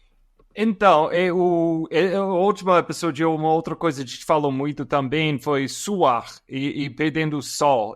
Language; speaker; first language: Portuguese; non-native, fluent; English